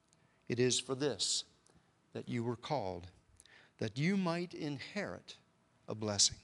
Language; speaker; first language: English; native; English